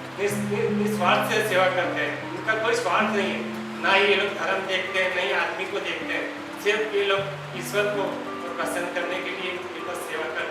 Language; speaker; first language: Hindi; native; Hindi